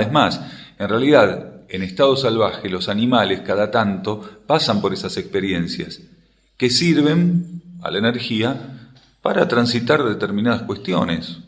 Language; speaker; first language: Spanish; native; Spanish